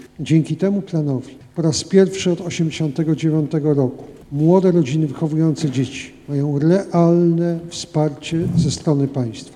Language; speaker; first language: Polish; native; Polish